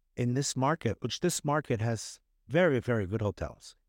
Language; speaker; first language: English; early bilingual, other home language; Hebrew